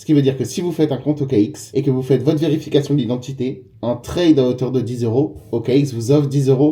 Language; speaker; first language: French; native; French